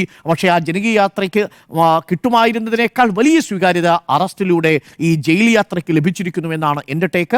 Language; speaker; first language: Malayalam; native; Malayalam